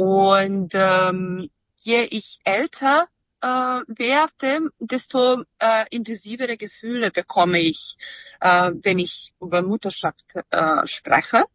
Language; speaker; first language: German; non-native, fluent; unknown